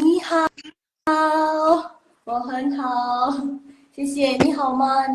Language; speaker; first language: Chinese; non-native, local second language; Indonesian